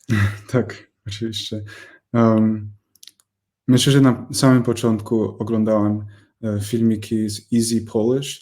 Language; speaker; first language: Polish; non-native, fluent; English